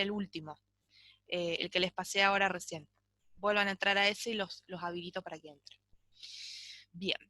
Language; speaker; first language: Spanish; native; Spanish